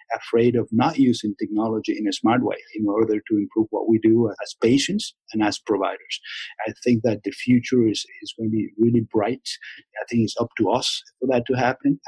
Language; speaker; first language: English; non-native, fluent; Spanish